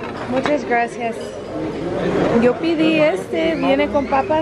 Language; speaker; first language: Spanish; early bilingual, heritage; Spanish